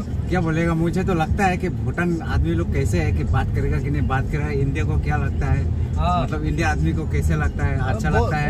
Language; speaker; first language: Hindi; non-native, local second language; Khasi